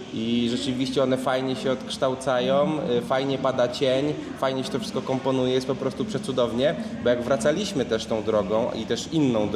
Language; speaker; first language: Polish; native; Polish